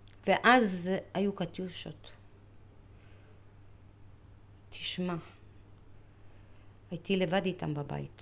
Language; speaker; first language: Hebrew; early bilingual, other home language; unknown